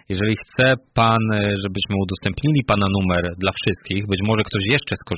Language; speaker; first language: Polish; native; Polish